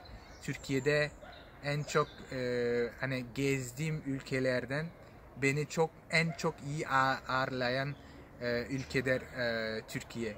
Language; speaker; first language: Turkish; non-native, fluent; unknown